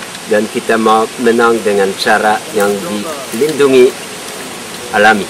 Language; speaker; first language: Indonesian; non-native, learner; French